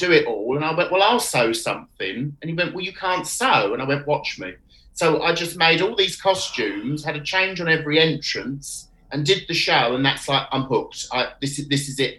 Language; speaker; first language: English; native; English